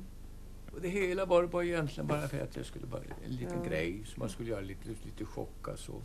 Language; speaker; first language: Swedish; native; Swedish